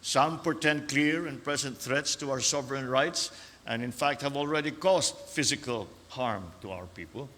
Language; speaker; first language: English; non-native, local second language; Filipino